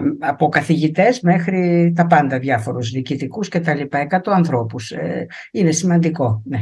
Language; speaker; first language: Greek; native; Greek